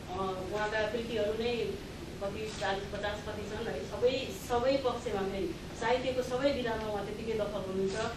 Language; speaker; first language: Nepali; native; Nepali